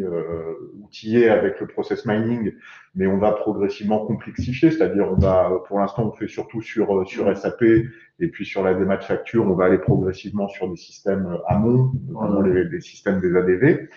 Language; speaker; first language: French; native; French